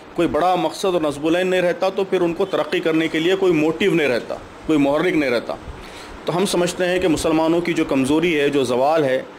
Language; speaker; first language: Urdu; native; Urdu